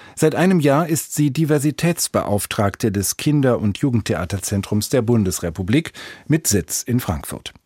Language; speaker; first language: German; native; German